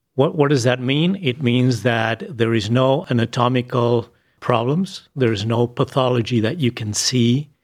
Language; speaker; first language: English; non-native, fluent; Spanish